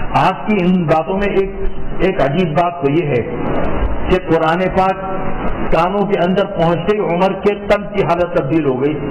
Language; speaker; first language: Urdu; native; Urdu